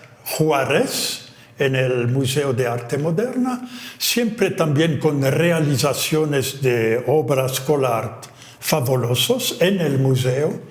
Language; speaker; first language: Spanish; non-native, fluent; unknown